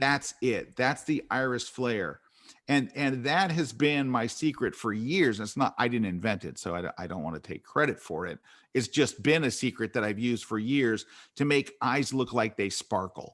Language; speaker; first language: English; native; English